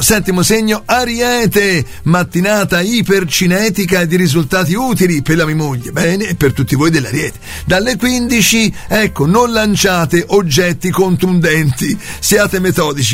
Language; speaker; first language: Italian; native; Italian